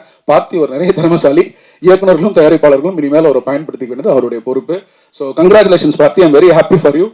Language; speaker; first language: Tamil; native; Tamil